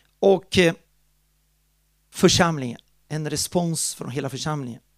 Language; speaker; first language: Swedish; non-native, fluent; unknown